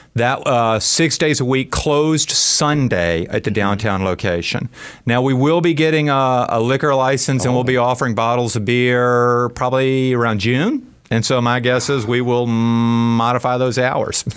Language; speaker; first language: English; native; English